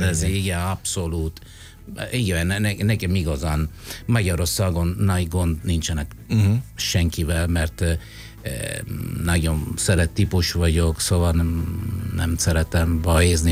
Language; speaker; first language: Hungarian; non-native, fluent; Italian